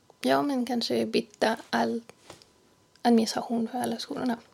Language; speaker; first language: Swedish; non-native, fluent; French